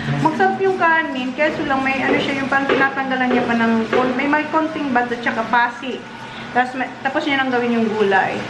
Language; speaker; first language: Filipino; non-native, local second language; Bikol